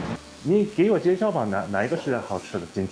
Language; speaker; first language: Chinese; non-native, fluent; Korean